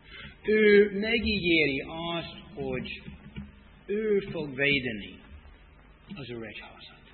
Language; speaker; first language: Hungarian; non-native, fluent; English